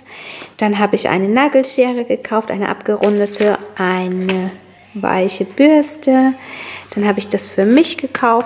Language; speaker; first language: German; native; German